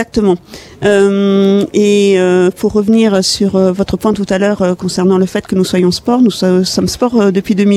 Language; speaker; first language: French; native; French